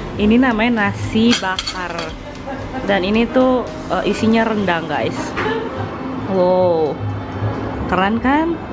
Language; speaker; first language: Indonesian; native; Indonesian